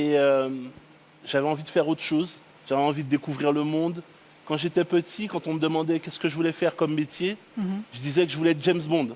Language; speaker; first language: French; native; French